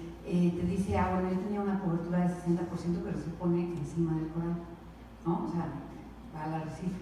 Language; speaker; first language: Spanish; native; Spanish